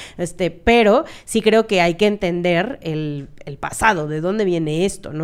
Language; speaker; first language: Spanish; native; Spanish